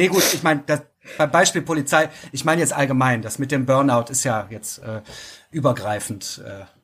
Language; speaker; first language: German; native; German